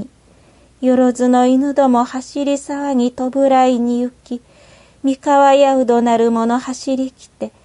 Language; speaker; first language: Japanese; native; Japanese